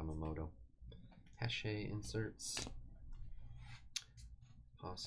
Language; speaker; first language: English; native; English